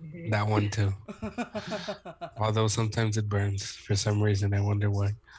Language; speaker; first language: English; early bilingual, other home language; Spanish